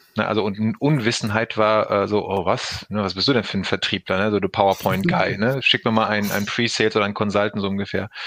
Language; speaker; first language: German; early bilingual, other home language; Turkish